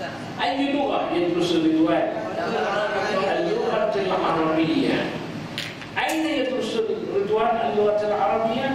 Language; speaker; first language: Arabic; non-native, fluent; Malay